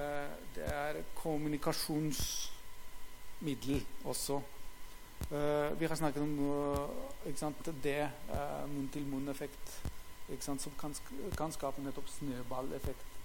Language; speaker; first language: Norwegian; non-native, fluent; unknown